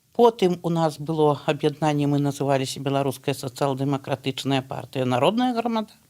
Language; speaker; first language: Belarusian; native; Belarusian